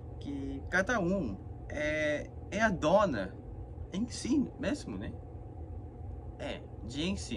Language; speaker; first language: Portuguese; non-native, fluent; Korean